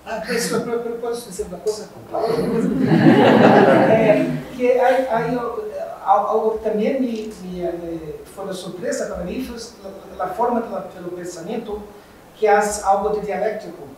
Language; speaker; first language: Spanish; non-native, fluent; Portuguese